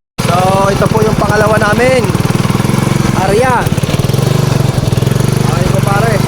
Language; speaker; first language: Filipino; native; Filipino